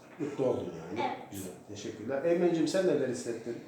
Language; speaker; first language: Turkish; native; Turkish